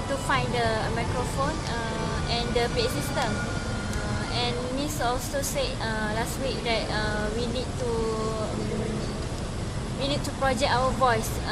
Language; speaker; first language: English; non-native, learner; Malay